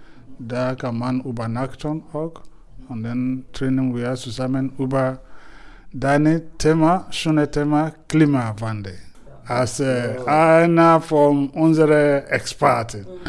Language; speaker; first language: German; non-native, fluent; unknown